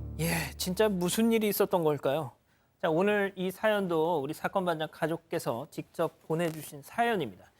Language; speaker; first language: Korean; native; Korean